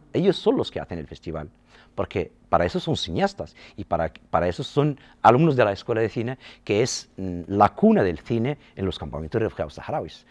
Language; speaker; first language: Spanish; non-native, local second language; Arabic